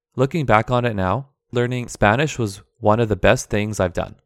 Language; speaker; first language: English; early bilingual, other home language; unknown